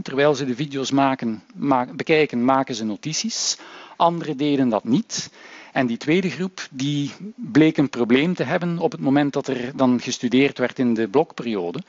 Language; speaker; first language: Dutch; native; Dutch